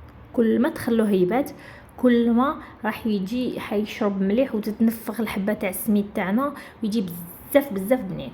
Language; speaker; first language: Arabic; native; Arabic